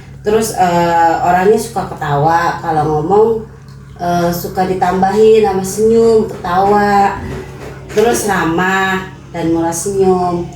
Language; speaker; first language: Indonesian; non-native, local second language; Sundanese